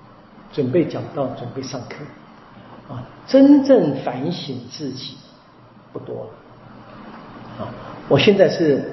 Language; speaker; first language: Chinese; native; Chinese